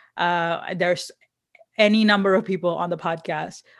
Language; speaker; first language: English; non-native, local second language; Hindi